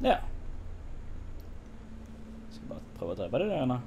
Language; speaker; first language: Norwegian; native; Norwegian